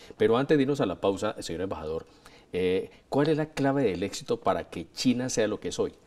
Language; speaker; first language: Spanish; native; Spanish